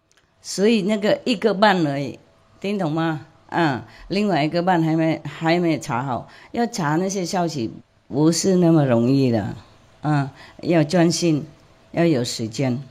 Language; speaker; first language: Chinese; non-native, fluent; Vietnamese